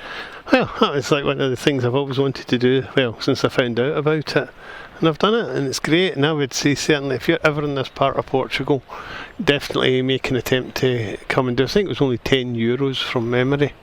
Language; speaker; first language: English; native; English